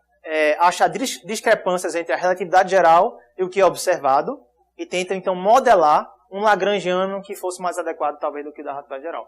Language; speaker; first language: Portuguese; native; Portuguese